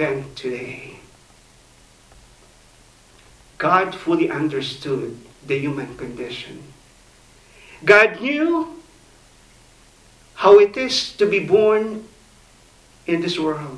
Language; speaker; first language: English; non-native, local second language; Filipino